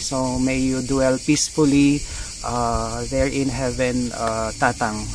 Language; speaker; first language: English; non-native, local second language; Filipino